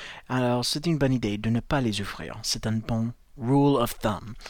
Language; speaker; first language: French; non-native, fluent; English